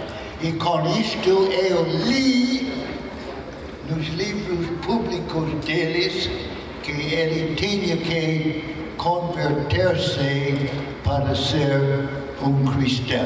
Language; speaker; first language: Portuguese; non-native, fluent; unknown